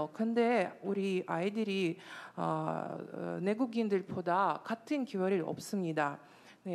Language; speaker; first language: Korean; non-native, learner; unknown